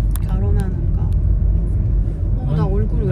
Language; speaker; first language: Korean; native; Korean